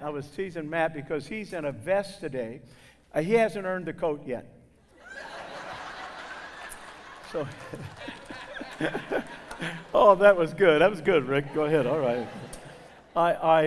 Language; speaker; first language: English; native; English